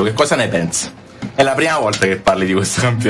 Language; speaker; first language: Italian; native; Italian